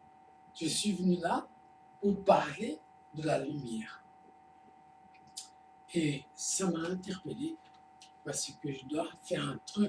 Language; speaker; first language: French; non-native, fluent; Portuguese